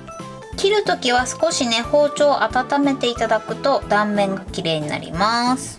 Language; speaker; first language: Japanese; native; Japanese